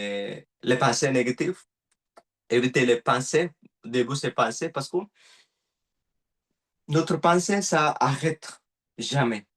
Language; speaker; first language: French; non-native, learner; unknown